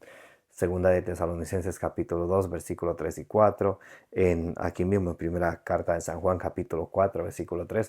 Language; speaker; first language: Spanish; native; Spanish